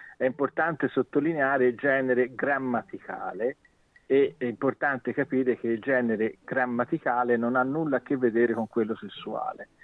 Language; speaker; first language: Italian; native; Italian